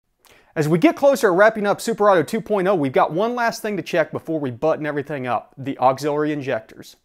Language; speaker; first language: English; native; English